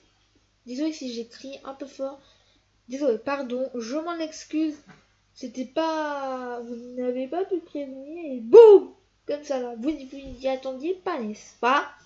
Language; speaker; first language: French; native; French